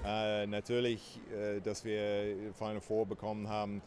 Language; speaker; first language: German; non-native, fluent; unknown